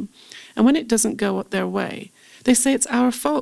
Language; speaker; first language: English; native; English